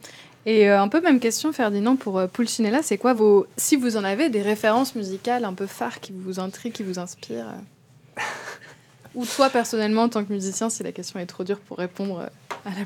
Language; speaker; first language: French; native; French